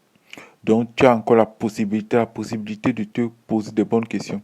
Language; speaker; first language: French; native; French